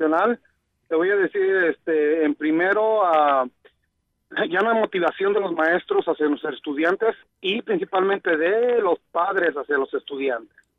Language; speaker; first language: Spanish; native; Spanish